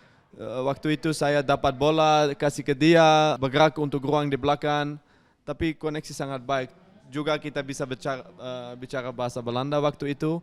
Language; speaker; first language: Indonesian; non-native, fluent; Dutch